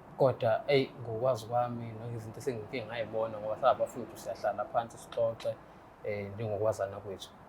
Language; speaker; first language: Zulu; native; Zulu